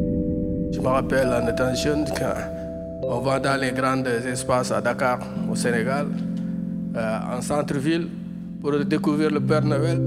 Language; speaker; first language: French; non-native, local second language; Wolof